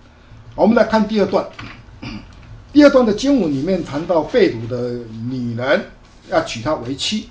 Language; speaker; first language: Chinese; native; Chinese